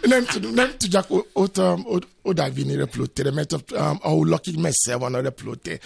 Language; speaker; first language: Hungarian; non-native, fluent; Yoruba